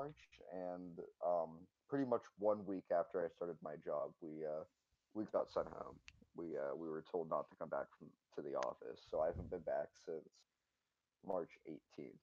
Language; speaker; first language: English; native; English